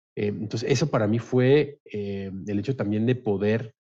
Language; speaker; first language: Spanish; native; Spanish